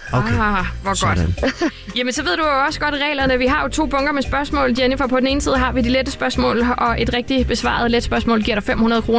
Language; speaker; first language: Danish; native; Danish